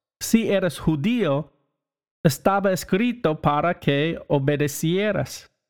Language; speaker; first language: Spanish; non-native, learner; English